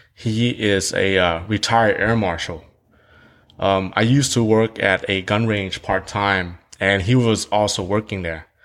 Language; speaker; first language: English; early bilingual, other home language; Vietnamese